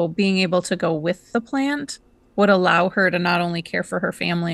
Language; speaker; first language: English; native; English